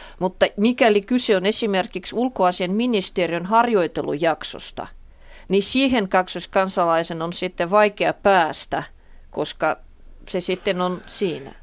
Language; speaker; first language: Finnish; non-native, fluent; Russian